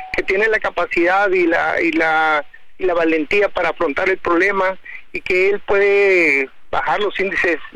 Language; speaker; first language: Spanish; native; Spanish